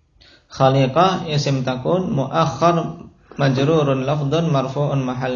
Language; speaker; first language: Arabic; non-native, fluent; Indonesian